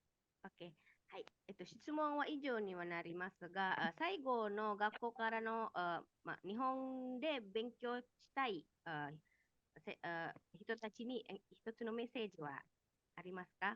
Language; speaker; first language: Japanese; non-native, fluent; Indonesian